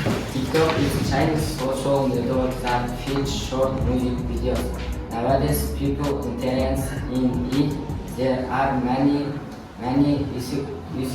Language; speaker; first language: English; non-native, learner; Kazakh